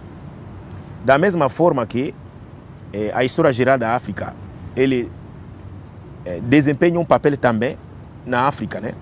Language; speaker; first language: Portuguese; non-native, fluent; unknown